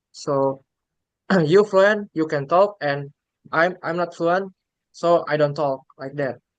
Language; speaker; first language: English; non-native, learner; Indonesian